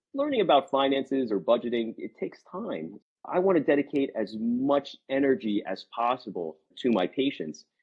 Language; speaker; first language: English; native; English